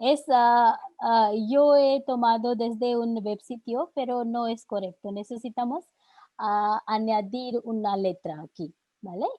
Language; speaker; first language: Spanish; non-native, learner; Hindi